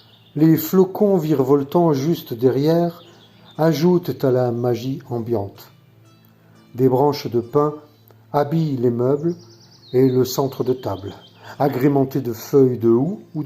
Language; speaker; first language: French; native; French